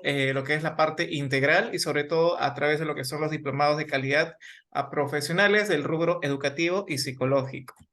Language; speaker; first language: Spanish; native; Spanish